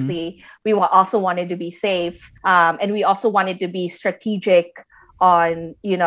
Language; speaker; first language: English; native; English